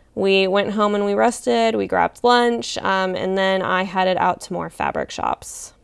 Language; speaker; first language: English; native; English